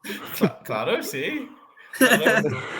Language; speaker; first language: Spanish; non-native, fluent; Serbian